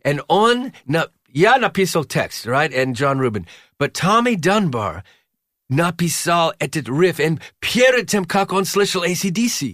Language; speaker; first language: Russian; non-native, learner; English